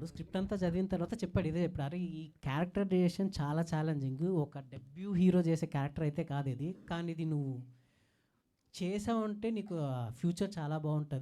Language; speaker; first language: Telugu; native; Telugu